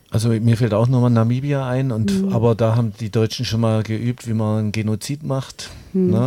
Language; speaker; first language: German; native; German